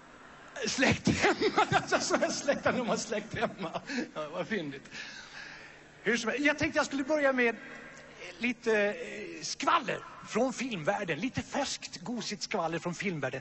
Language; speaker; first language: Swedish; native; Swedish